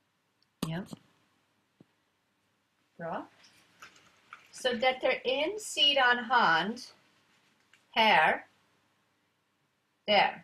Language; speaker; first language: Swedish; non-native, learner; English